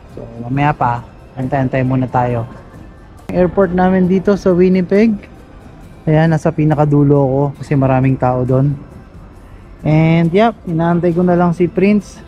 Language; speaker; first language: Filipino; native; Filipino